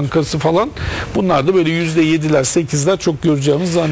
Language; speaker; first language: Turkish; native; Turkish